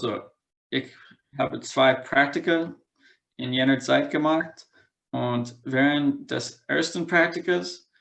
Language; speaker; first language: German; non-native, fluent; English